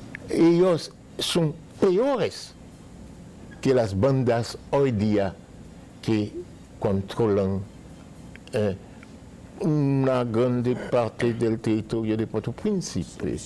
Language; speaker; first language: Spanish; non-native, fluent; Haitian Creole